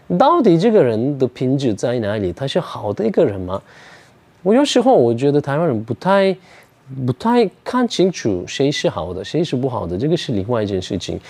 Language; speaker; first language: Chinese; non-native, fluent; Turkish